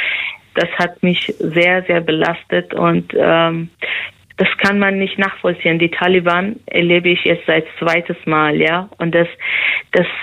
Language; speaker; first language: German; non-native, fluent; Persian